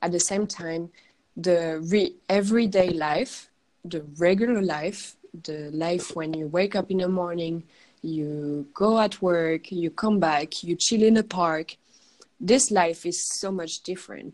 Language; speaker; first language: English; non-native, fluent; French